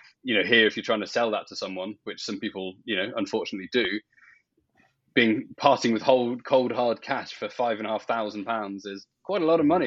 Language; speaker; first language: English; native; English